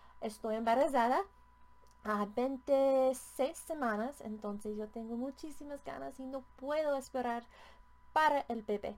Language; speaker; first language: Spanish; non-native, learner; English